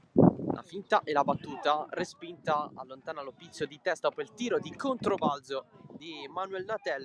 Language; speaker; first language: Italian; native; Italian